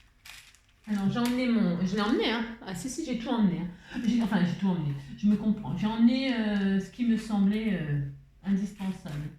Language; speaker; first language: French; native; French